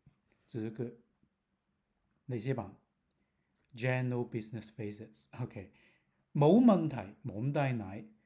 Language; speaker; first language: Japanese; non-native, learner; Cantonese